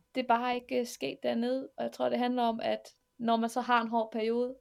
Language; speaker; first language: Danish; native; Danish